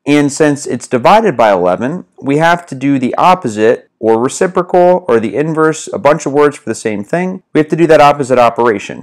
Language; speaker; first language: English; native; English